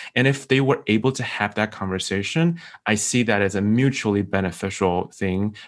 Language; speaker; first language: English; non-native, fluent; Chinese